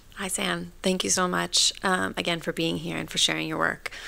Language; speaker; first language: English; native; English